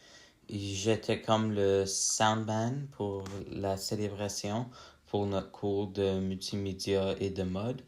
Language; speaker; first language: French; non-native, learner; English